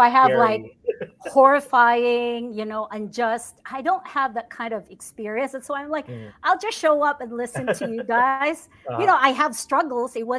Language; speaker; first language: English; non-native, local second language; Cebuano